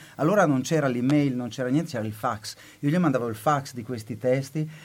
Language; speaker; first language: Italian; native; Italian